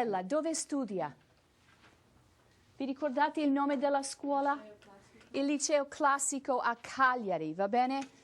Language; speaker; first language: Italian; non-native, fluent; English